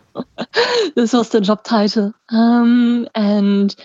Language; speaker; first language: English; non-native, fluent; German